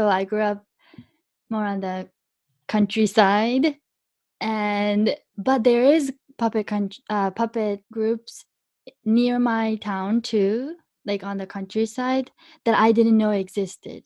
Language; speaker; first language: English; early bilingual, other home language; Japanese